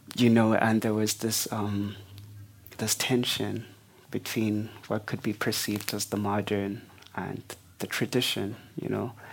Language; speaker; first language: English; non-native, local second language; Xhosa